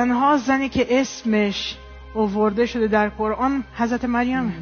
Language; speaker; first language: Persian; non-native, fluent; Portuguese